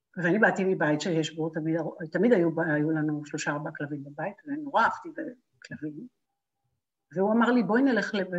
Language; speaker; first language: Hebrew; native; Hebrew